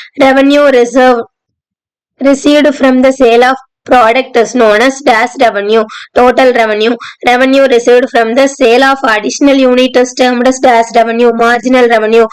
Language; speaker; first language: English; non-native, local second language; Tamil